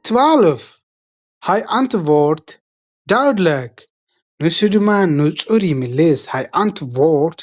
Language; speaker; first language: Dutch; non-native, fluent; Tigrinya